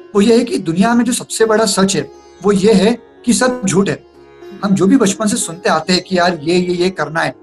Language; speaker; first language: Hindi; non-native, local second language; Marathi